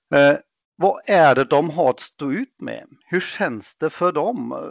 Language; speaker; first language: Swedish; non-native, fluent; German